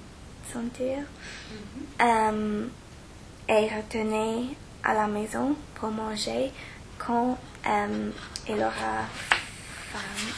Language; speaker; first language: French; non-native, learner; English